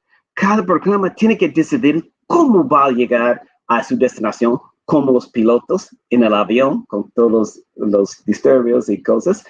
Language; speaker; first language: Spanish; non-native, fluent; English